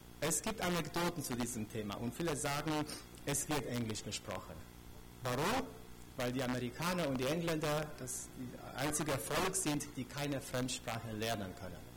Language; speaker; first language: German; non-native, fluent; Romanian